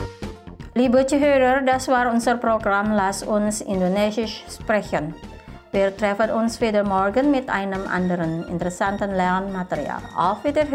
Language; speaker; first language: German; non-native, fluent; Indonesian